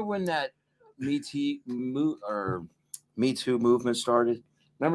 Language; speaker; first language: English; native; English